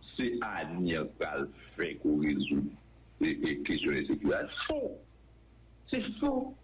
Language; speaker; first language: French; non-native, local second language; Haitian Creole